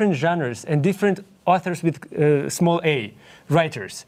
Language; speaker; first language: English; non-native, fluent; Ukrainian